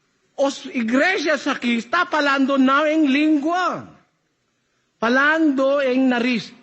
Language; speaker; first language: Portuguese; non-native, learner; Filipino